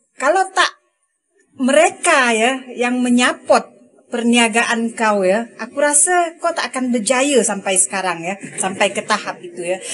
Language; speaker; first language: Malay; early bilingual, other home language; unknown